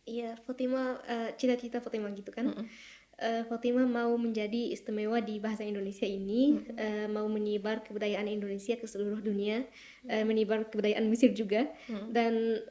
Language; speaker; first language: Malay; non-native, fluent; Arabic